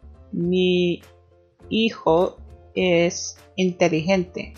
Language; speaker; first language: Spanish; non-native, learner; English